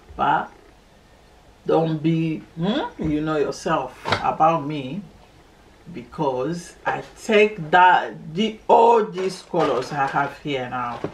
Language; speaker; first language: English; non-native, learner; Lingala